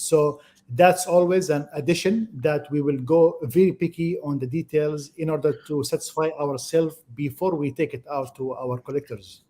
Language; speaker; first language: English; non-native, fluent; Arabic